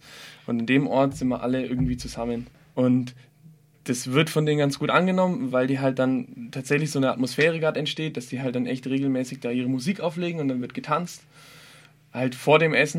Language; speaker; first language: German; native; German